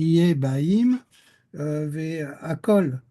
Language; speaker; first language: Hebrew; non-native, learner; French